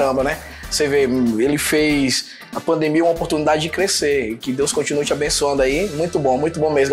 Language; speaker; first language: Portuguese; native; Portuguese